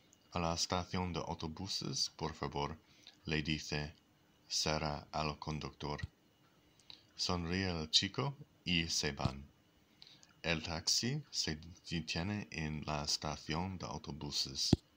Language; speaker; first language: Spanish; non-native, learner; English